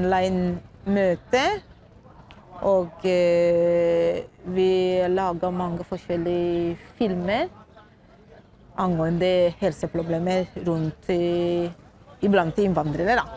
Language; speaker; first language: Norwegian; non-native, fluent; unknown